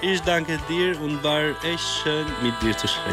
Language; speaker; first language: German; non-native, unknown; Albanian